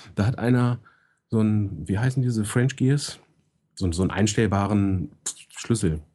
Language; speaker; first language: German; native; German